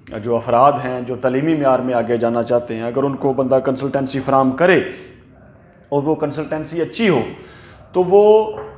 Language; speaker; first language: Urdu; non-native, local second language; Punjabi